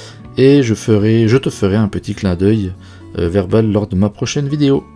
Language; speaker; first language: French; native; French